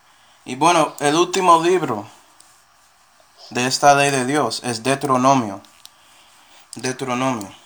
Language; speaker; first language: Spanish; non-native, fluent; English